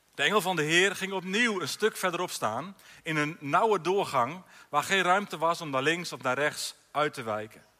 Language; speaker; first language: Dutch; native; Dutch